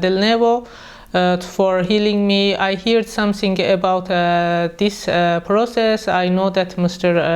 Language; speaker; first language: English; non-native, learner; Persian